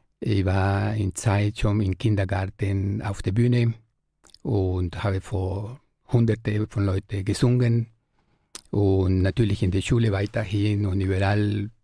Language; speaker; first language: German; non-native, fluent; Spanish